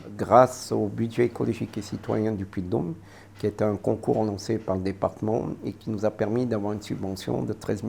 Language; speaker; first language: French; native; French